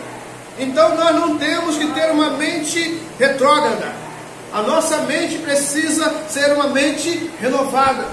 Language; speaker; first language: Portuguese; native; Portuguese